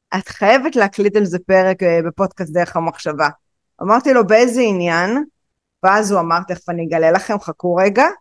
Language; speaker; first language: Hebrew; native; Hebrew